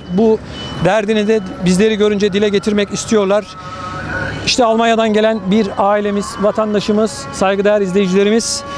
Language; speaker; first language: Turkish; native; Turkish